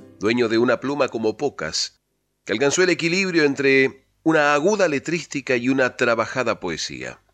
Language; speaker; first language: Spanish; native; Spanish